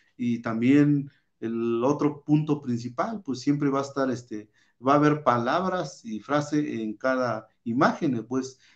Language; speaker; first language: Spanish; non-native, local second language; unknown